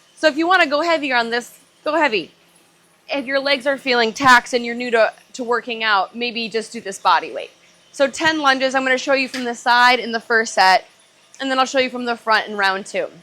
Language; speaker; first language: English; native; English